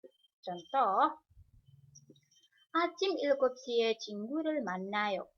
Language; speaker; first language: Korean; non-native, fluent; Indonesian